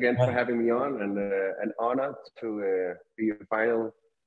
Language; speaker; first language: English; non-native, fluent; Danish